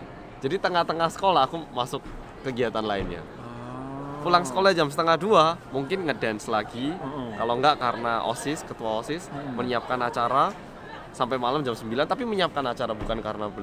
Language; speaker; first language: Indonesian; early bilingual, other home language; Korean